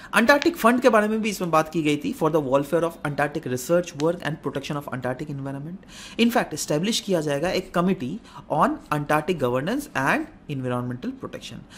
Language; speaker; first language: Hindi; non-native, local second language; Assamese